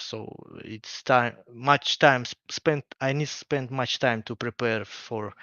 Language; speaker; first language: English; non-native, learner; Russian